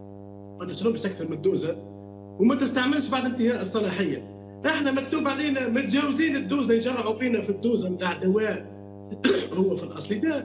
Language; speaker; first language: Arabic; native; Arabic